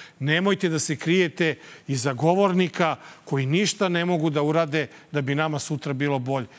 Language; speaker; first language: Serbian; native; Serbian